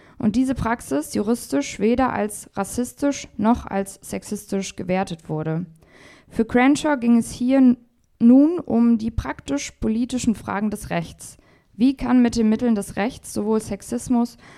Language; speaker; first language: German; native; German